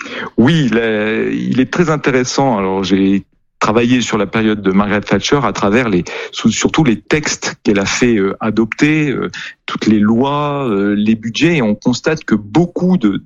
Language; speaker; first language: French; native; French